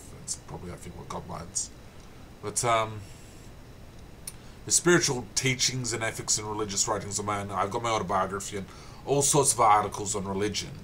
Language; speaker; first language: English; native; English